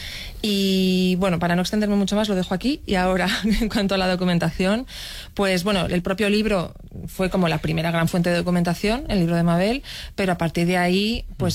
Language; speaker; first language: Spanish; native; Spanish